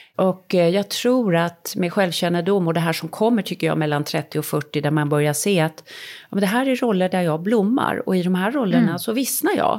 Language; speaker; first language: Swedish; native; Swedish